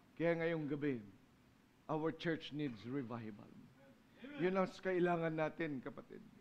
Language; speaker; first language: Filipino; non-native, local second language; Iloko